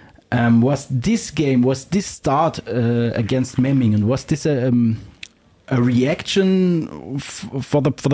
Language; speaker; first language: English; non-native, fluent; German